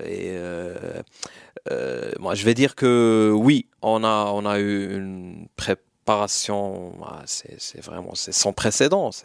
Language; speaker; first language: French; non-native, local second language; Arabic